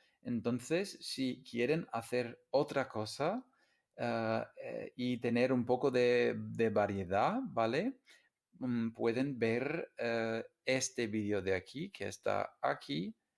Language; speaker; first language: Spanish; non-native, fluent; English